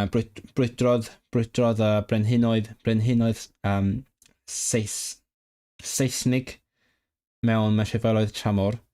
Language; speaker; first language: Welsh; non-native, learner; Cantonese